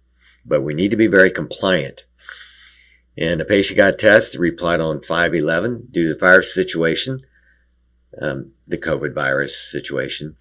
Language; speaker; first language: English; native; English